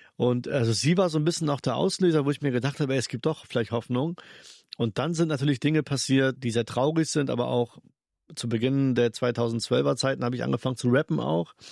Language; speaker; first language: German; early bilingual, other home language; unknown